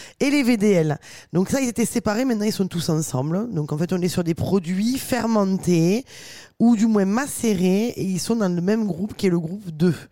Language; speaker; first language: French; native; French